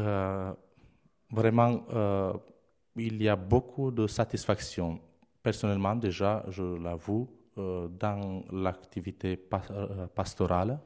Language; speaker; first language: French; non-native, fluent; Romanian